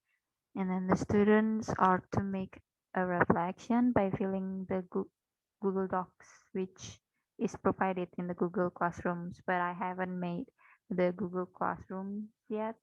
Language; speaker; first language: English; non-native, fluent; Indonesian